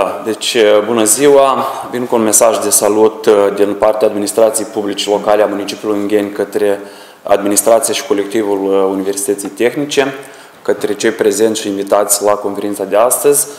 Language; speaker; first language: Romanian; native; Romanian